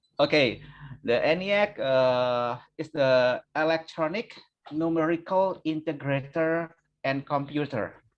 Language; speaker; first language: English; non-native, learner; Indonesian